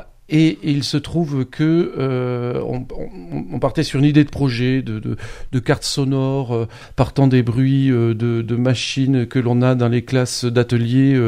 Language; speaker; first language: French; native; French